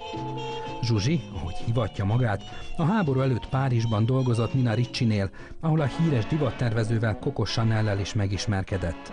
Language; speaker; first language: Hungarian; native; Hungarian